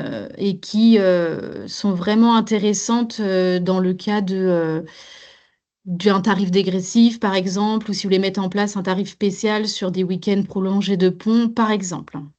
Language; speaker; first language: French; native; French